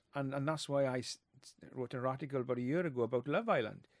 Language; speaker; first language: English; non-native, local second language; Welsh